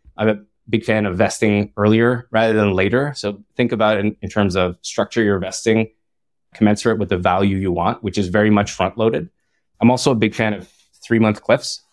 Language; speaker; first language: English; native; English